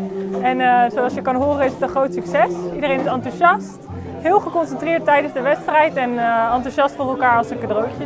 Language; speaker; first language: Dutch; native; Dutch